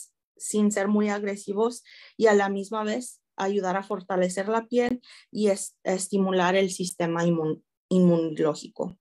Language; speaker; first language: Spanish; early bilingual, heritage; Spanish